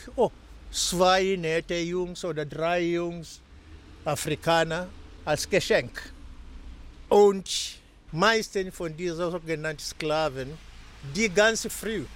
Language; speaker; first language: German; non-native, fluent; Swahili